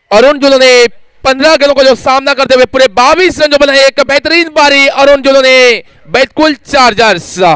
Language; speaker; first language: Hindi; native; Hindi